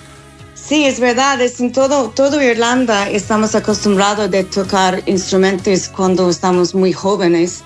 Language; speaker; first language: Spanish; non-native, fluent; English